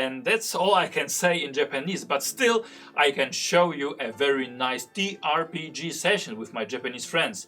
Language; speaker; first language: English; non-native, fluent; Polish